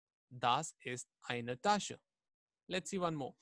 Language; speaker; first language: German; non-native, fluent; Hindi